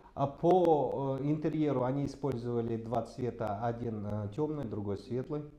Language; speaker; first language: Russian; non-native, local second language; Kazakh